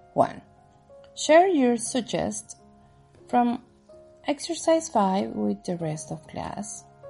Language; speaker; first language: English; non-native, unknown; Spanish